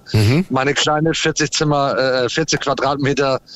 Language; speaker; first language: German; early bilingual, other home language; English